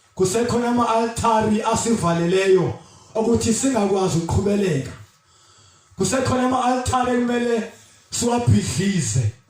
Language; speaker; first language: Zulu; non-native, local second language; Xhosa